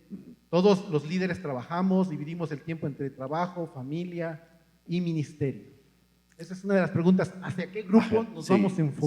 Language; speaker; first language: Spanish; native; Spanish